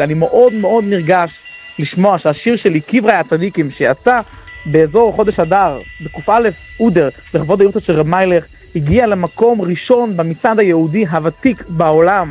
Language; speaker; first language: Hebrew; native; Hebrew